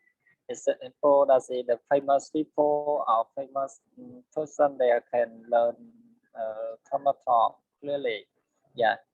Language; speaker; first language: English; non-native, learner; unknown